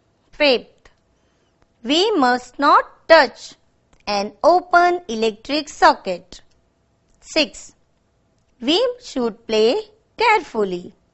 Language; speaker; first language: English; non-native, local second language; Gujarati